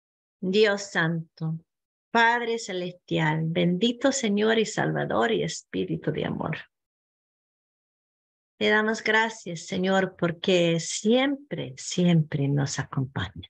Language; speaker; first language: Spanish; non-native, fluent; English